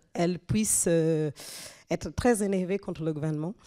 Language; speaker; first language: French; non-native, fluent; Portuguese